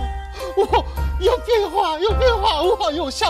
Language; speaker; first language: Chinese; non-native, fluent; Japanese